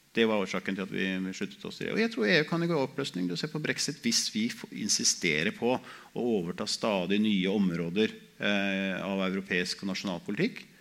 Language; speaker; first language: Norwegian; native; Norwegian